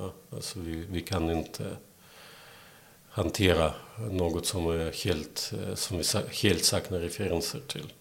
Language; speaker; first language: Swedish; non-native, fluent; Belarusian